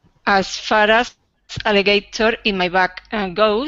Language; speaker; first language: English; non-native, learner; Spanish